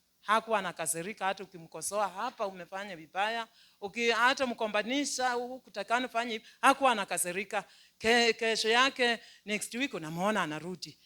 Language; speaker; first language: Swahili; non-native, local second language; Luyia